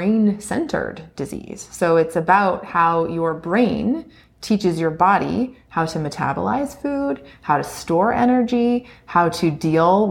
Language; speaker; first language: English; native; English